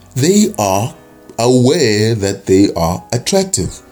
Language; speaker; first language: English; non-native, local second language; Zulu